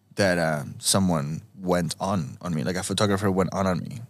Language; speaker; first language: English; non-native, fluent; Spanish